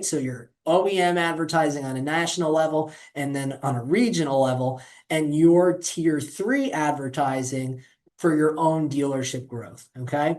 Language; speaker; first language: English; native; English